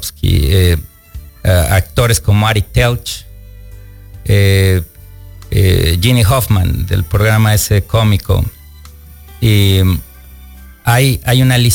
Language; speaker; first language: Spanish; native; Spanish